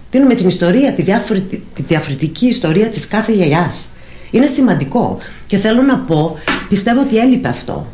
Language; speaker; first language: Greek; early bilingual, heritage; English